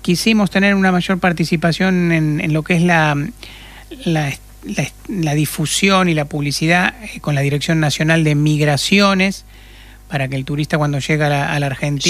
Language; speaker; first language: Spanish; native; Spanish